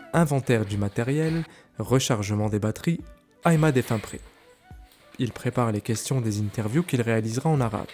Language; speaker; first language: French; native; French